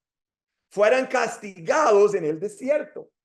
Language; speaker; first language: Spanish; non-native, fluent; English